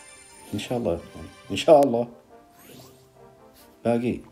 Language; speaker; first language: Arabic; native; Arabic